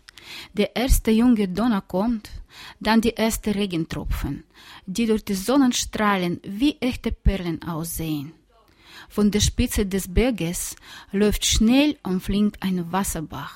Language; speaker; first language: German; non-native, learner; Russian